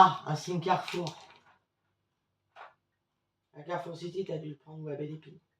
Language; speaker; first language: French; native; French